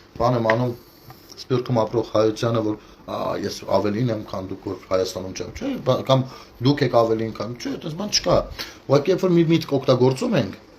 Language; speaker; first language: Armenian; native; Armenian